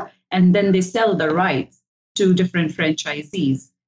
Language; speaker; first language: English; non-native, local second language; Hindi